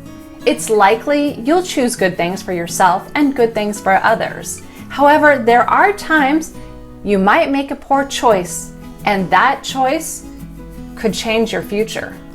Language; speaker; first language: English; native; English